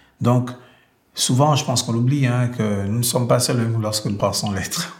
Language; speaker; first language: French; non-native, local second language; Basaa